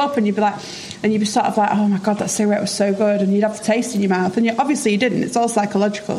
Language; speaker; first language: English; native; English